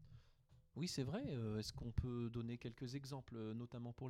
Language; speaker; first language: French; native; French